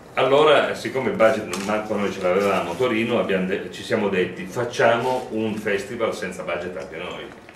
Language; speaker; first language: Italian; native; Italian